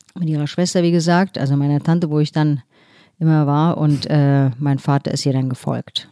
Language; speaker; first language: German; early bilingual, other home language; Turkish